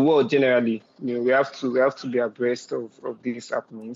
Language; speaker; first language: English; non-native, local second language; Yoruba